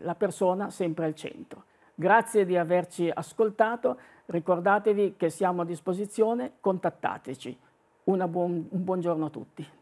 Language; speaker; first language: Italian; native; Italian